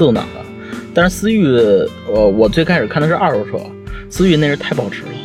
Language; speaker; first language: Chinese; native; Chinese